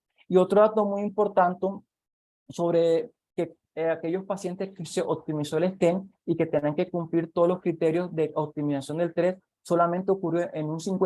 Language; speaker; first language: Spanish; native; Spanish